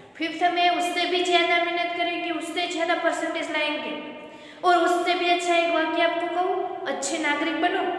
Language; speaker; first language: Hindi; non-native, local second language; Gujarati